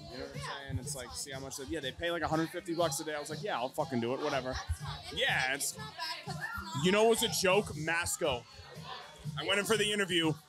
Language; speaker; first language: English; native; English